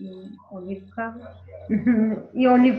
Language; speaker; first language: Polish; non-native, learner; Turkish